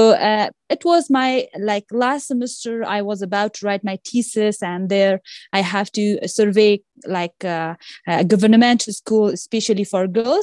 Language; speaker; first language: English; non-native, fluent; Persian